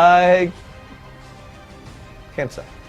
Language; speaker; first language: English; native; English